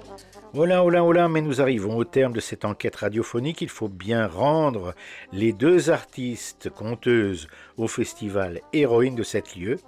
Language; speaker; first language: French; native; French